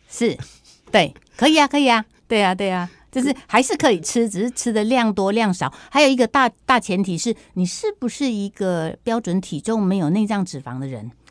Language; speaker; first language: Chinese; native; Chinese